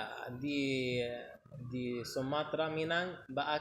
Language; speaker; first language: Indonesian; non-native, learner; Arabic